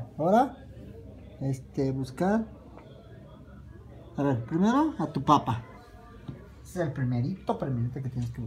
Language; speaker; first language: Spanish; native; Spanish